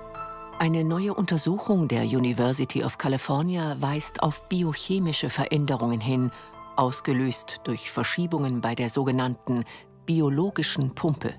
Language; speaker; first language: German; native; German